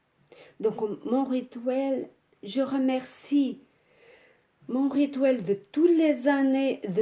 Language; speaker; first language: French; non-native, fluent; Portuguese